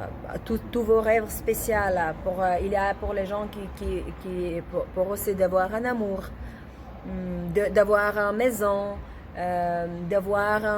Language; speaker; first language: French; non-native, learner; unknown